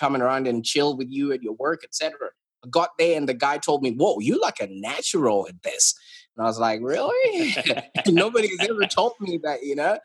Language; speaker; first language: English; non-native, local second language; Shona